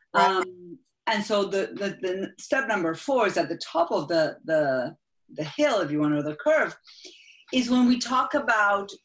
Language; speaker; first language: English; non-native, fluent; Spanish